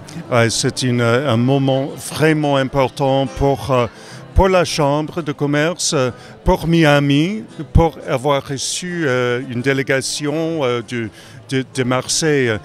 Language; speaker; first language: French; non-native, fluent; English